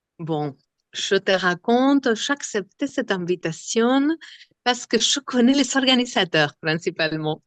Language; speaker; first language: French; non-native, fluent; Spanish